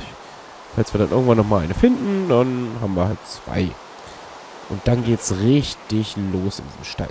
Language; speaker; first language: German; native; German